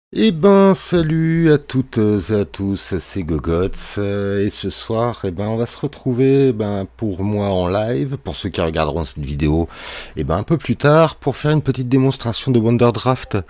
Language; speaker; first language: French; native; French